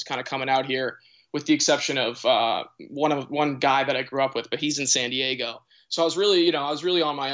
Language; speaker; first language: English; native; English